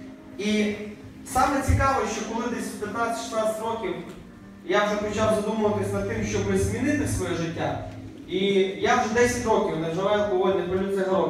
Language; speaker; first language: Ukrainian; native; Ukrainian